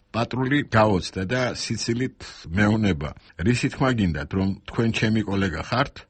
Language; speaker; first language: Georgian; non-native, local second language; Armenian